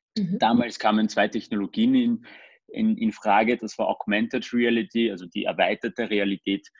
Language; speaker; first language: German; early bilingual, other home language; Armenian